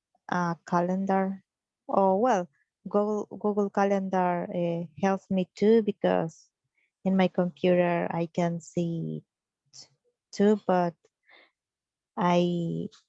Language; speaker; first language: English; non-native, learner; Spanish